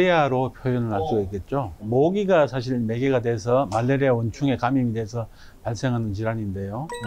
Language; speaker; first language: Korean; native; Korean